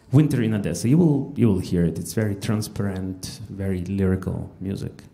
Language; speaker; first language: English; non-native, fluent; Russian